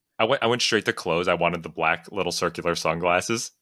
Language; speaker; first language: English; native; English